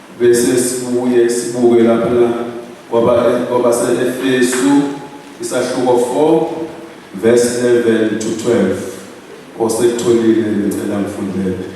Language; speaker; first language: Zulu; native; Zulu